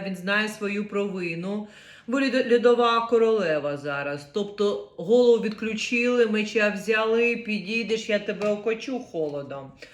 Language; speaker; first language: Ukrainian; non-native, local second language; Russian